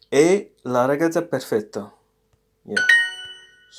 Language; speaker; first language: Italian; non-native, learner; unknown